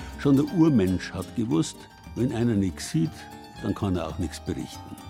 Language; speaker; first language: German; native; German